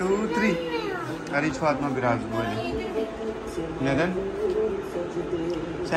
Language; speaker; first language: Turkish; non-native, learner; Urdu